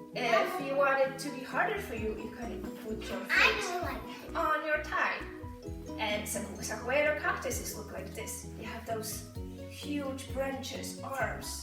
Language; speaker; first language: English; non-native, fluent; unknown